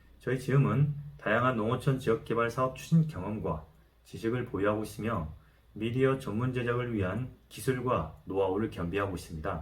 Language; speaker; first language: Korean; native; Korean